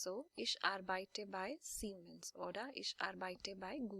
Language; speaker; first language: German; non-native, fluent; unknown